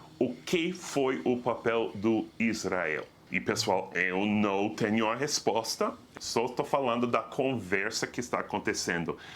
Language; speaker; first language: Portuguese; non-native, fluent; English